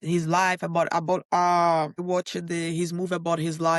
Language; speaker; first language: English; non-native, learner; Portuguese